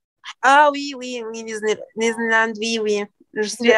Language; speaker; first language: French; non-native, learner; Arabic